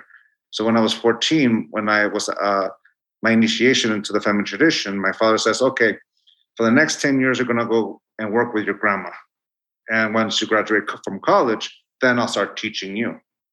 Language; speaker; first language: English; non-native, fluent; Spanish